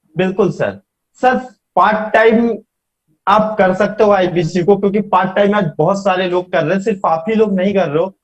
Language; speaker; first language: Hindi; native; Hindi